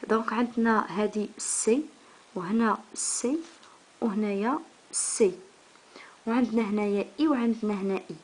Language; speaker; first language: Arabic; native; Arabic